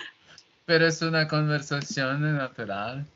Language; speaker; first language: Spanish; non-native, learner; Portuguese